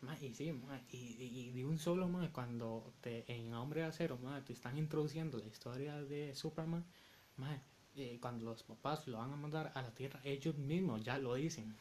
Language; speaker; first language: Spanish; native; Spanish